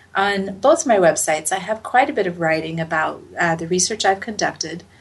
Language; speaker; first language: English; native; English